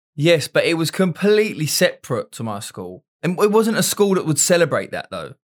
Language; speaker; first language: English; native; English